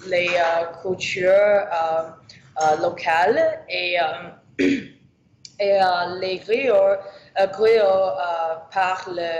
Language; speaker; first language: French; non-native, learner; English